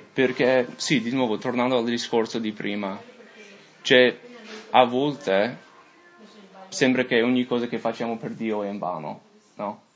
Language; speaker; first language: Italian; non-native, fluent; English